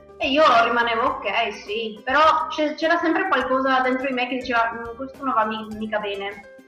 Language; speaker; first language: Italian; non-native, fluent; Spanish